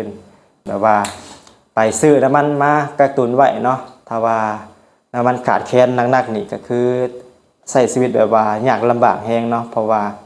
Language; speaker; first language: Thai; non-native, local second language; Northeastern Thai